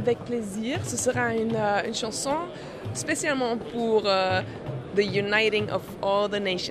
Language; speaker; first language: French; non-native, learner; German